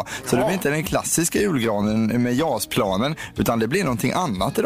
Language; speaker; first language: Swedish; native; Swedish